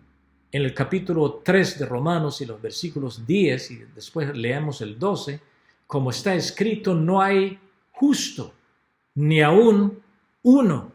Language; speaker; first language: Spanish; native; Spanish